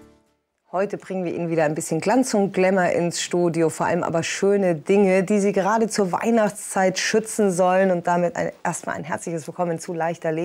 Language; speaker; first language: German; native; German